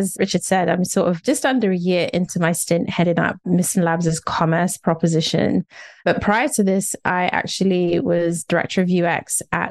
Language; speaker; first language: English; native; English